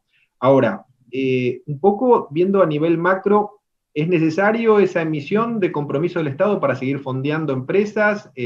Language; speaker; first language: Spanish; native; Spanish